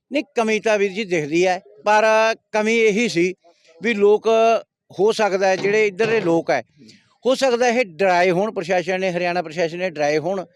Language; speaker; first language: Punjabi; native; Punjabi